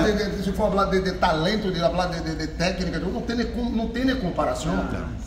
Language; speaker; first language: Spanish; non-native, fluent; Portuguese